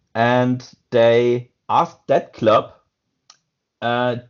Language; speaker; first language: English; non-native, fluent; German